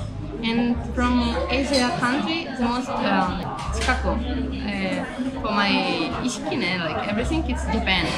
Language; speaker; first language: English; non-native, learner; Ukrainian